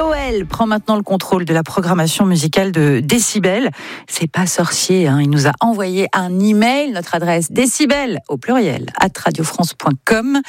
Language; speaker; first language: French; native; French